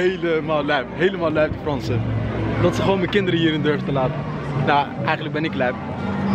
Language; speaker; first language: Dutch; native; Dutch